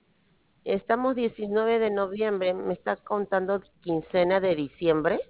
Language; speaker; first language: Spanish; native; Spanish